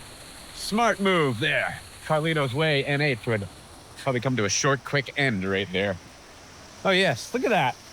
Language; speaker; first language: English; native; English